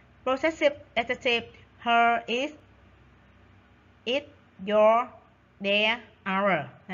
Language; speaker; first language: English; non-native, fluent; Vietnamese